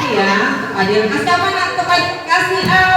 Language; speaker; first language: Indonesian; native; Indonesian